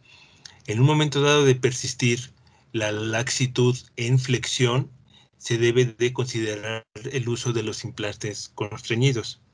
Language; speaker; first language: Spanish; native; Spanish